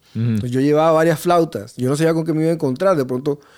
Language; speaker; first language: Spanish; native; Spanish